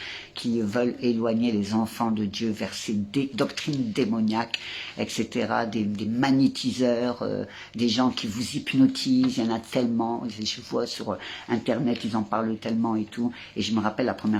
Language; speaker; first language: French; native; French